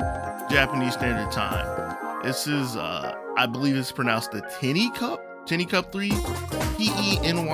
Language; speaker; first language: English; native; English